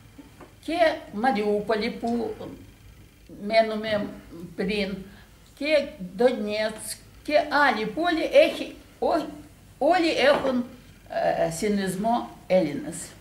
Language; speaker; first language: Greek; non-native, learner; Russian